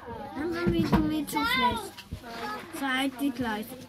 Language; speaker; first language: German; native; German